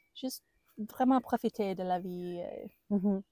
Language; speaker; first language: French; non-native, learner; English